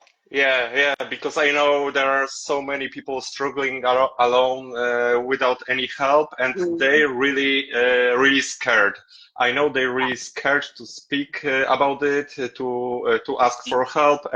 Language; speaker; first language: English; non-native, learner; Polish